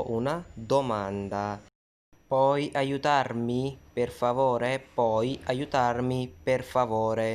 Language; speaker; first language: Italian; non-native, fluent; Hindi